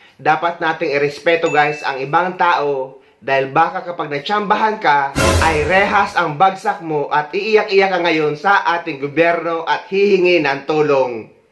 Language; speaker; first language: Filipino; native; Filipino